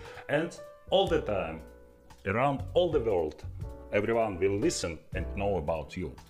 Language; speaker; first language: English; non-native, learner; Russian